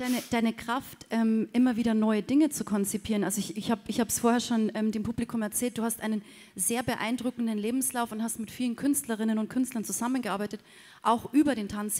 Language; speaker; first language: German; native; German